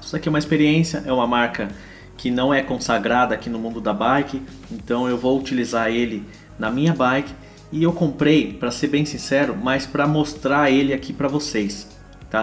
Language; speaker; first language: Portuguese; native; Portuguese